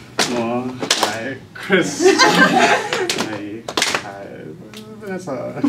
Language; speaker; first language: Cantonese; non-native, learner; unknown